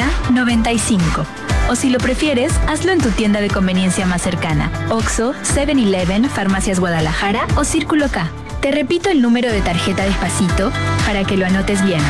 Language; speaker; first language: Spanish; native; Spanish